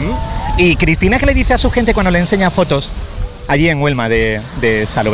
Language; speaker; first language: Spanish; native; Spanish